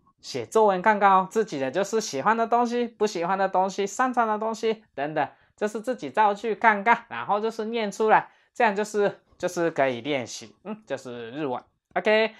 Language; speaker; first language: Chinese; non-native, fluent; Japanese